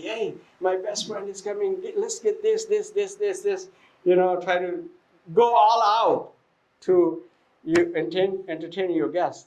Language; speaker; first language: English; non-native, fluent; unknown